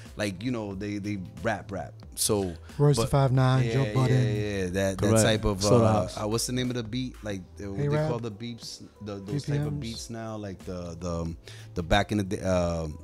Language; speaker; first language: English; native; English